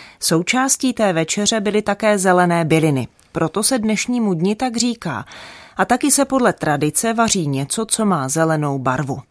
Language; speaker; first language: Czech; native; Czech